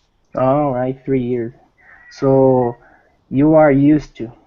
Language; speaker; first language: English; non-native, learner; Portuguese